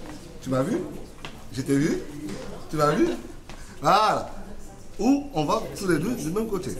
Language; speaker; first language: French; native; French